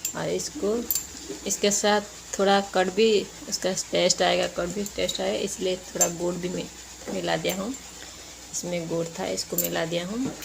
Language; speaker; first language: Hindi; non-native, local second language; Odia